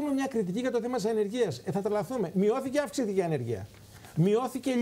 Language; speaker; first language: Greek; native; Greek